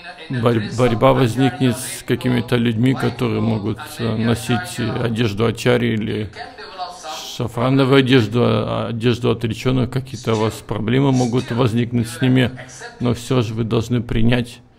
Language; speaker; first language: Russian; native; Russian